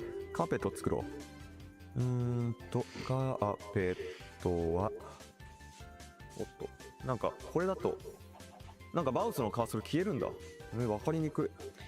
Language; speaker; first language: Japanese; native; Japanese